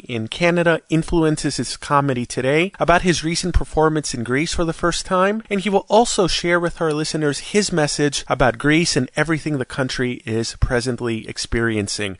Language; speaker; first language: English; early bilingual, other home language; Greek